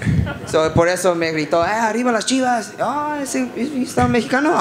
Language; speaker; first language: Spanish; non-native, learner; English